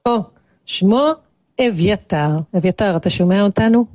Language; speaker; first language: Hebrew; native; Hebrew